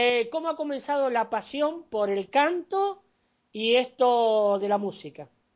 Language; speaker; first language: Spanish; native; Spanish